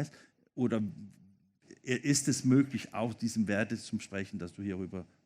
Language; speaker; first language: German; non-native, fluent; Danish